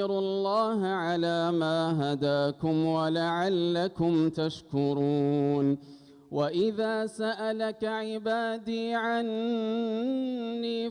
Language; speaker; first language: Arabic; native; Arabic